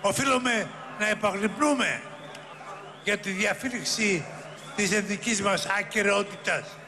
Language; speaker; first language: Greek; native; Greek